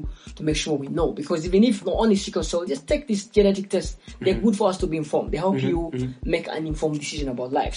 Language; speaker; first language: English; non-native, local second language; Ganda